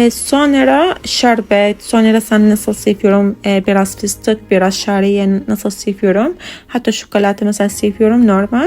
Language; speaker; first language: Turkish; non-native, learner; Arabic